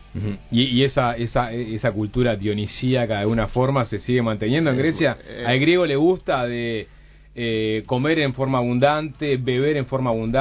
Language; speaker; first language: Spanish; native; Spanish